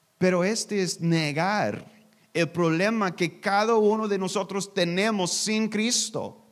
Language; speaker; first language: Spanish; non-native, learner; English